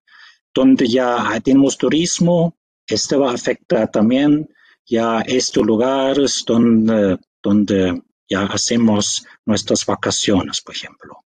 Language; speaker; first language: Spanish; non-native, fluent; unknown